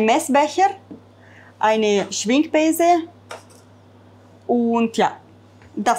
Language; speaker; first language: German; non-native, fluent; Italian